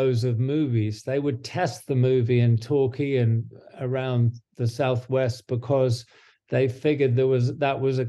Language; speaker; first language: English; native; English